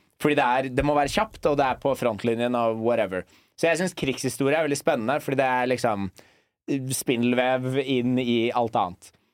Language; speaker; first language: Norwegian; early bilingual, other home language; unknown